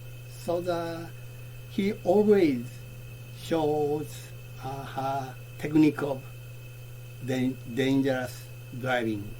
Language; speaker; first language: English; non-native, learner; Japanese